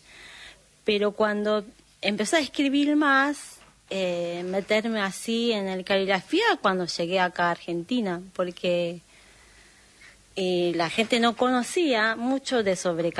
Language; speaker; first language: Spanish; non-native, fluent; Japanese